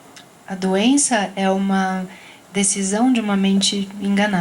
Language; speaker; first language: Portuguese; native; Portuguese